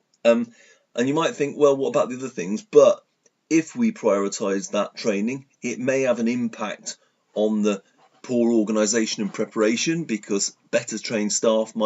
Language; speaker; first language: English; native; English